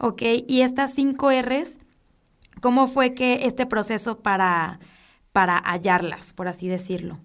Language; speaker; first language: Spanish; native; Spanish